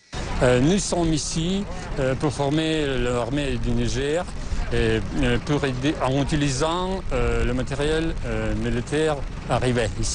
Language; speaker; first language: French; non-native, fluent; Russian